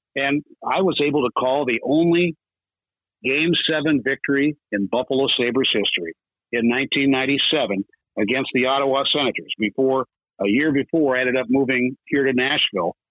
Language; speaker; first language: English; native; English